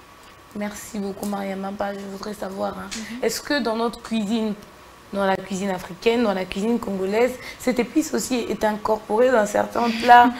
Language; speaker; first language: French; non-native, local second language; Lingala